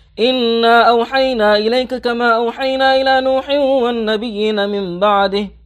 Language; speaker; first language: Arabic; non-native, fluent; Persian